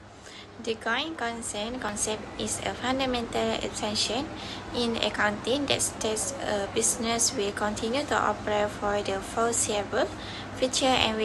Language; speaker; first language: English; non-native, local second language; Malay